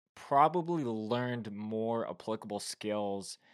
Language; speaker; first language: English; native; English